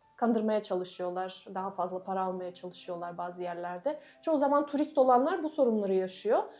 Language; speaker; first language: Turkish; non-native, fluent; Russian